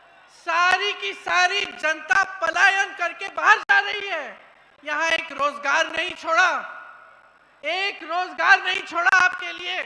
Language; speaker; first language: Hindi; native; Hindi